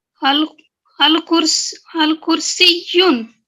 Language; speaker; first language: Arabic; non-native, learner; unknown